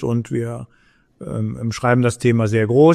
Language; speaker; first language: German; native; German